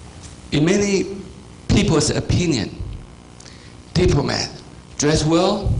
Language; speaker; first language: English; non-native, fluent; Chinese